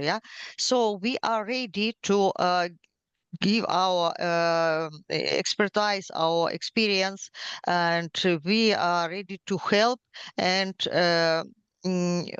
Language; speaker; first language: English; non-native, learner; Ukrainian